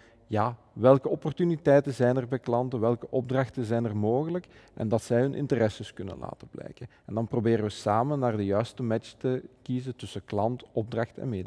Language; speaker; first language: Dutch; native; Dutch